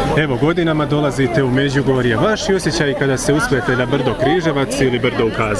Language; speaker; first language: Croatian; native; Croatian